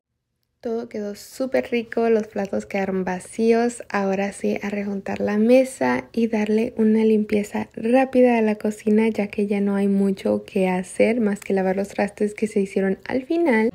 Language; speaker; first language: Spanish; native; Spanish